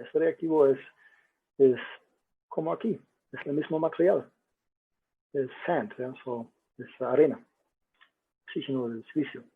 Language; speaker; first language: Spanish; non-native, learner; German